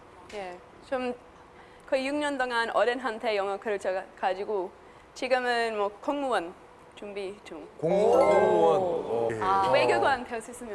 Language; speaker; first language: Korean; non-native, learner; English